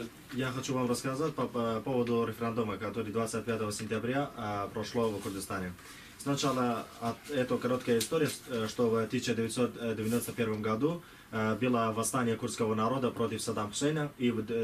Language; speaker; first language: Russian; non-native, learner; Kurdish